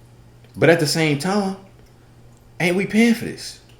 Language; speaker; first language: English; native; English